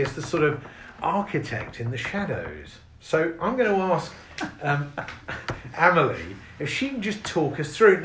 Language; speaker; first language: English; native; English